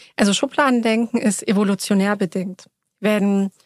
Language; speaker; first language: German; early bilingual, other home language; Persian